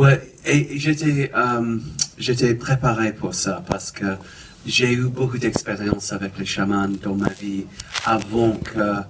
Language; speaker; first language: French; non-native, fluent; English